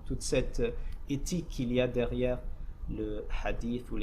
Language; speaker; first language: French; native; French